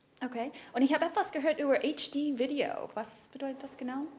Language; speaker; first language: German; non-native, fluent; English